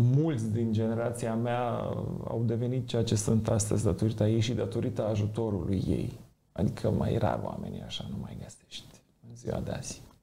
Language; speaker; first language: Romanian; non-native, fluent; Macedonian